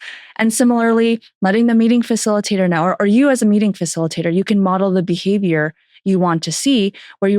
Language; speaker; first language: English; native; English